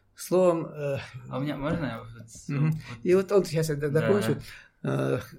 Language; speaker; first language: Russian; non-native, local second language; Chechen